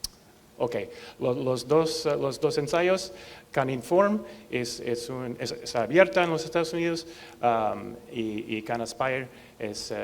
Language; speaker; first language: Spanish; non-native, learner; English